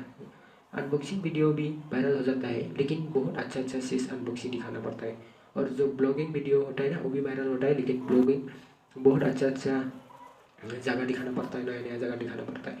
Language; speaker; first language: Hindi; non-native, local second language; Bodo